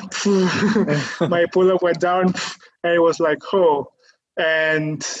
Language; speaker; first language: English; non-native, fluent; Catalan